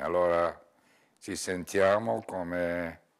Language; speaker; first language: Italian; non-native, learner; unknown